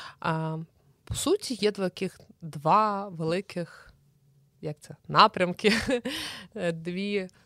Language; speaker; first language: Ukrainian; native; Ukrainian